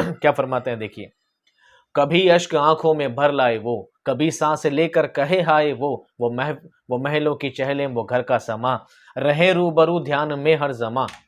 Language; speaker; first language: Urdu; native; Urdu